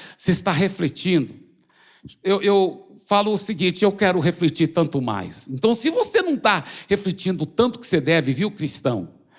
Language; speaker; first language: Portuguese; early bilingual, other home language; English